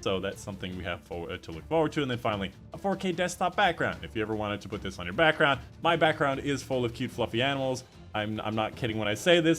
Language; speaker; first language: English; native; English